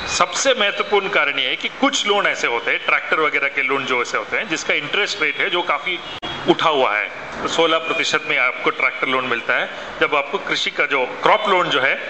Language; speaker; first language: Hindi; non-native, local second language; Malayalam